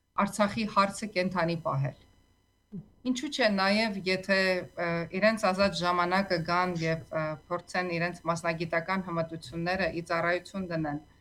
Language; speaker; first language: Armenian; native; Armenian